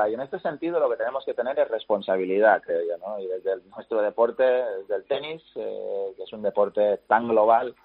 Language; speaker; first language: Spanish; native; Spanish